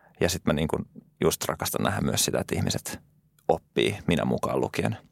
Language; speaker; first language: Finnish; early bilingual, other home language; French